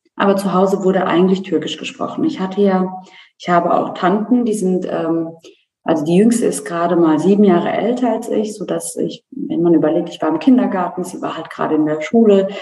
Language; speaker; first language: German; early bilingual, other home language; Turkish